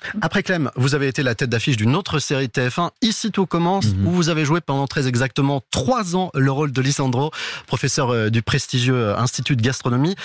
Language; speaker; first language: French; native; French